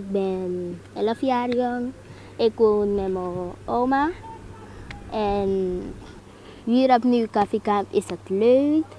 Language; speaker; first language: Dutch; non-native, local second language; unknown